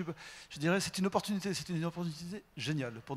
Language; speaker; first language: French; native; French